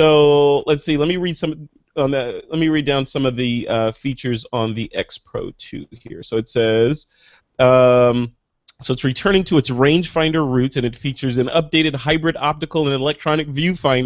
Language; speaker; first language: English; native; English